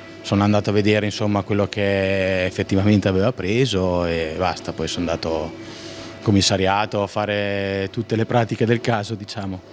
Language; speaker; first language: Italian; native; Italian